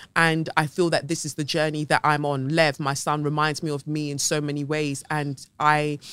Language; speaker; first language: English; native; English